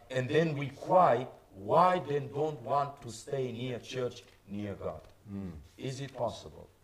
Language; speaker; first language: English; non-native, fluent; Romanian